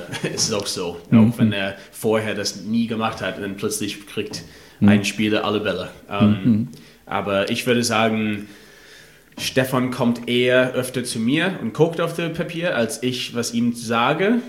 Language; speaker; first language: German; non-native, fluent; English